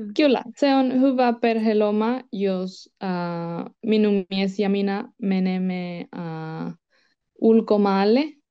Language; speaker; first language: Finnish; non-native, learner; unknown